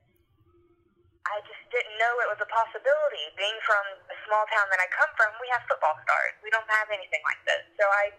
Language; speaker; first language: English; native; English